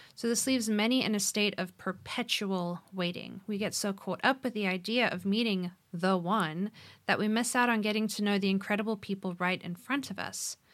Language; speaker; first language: English; native; English